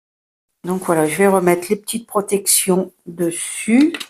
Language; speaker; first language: French; native; French